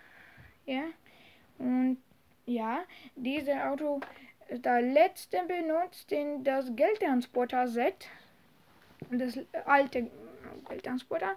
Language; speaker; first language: German; non-native, learner; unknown